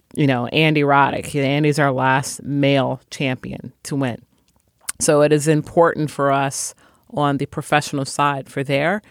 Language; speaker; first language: English; native; English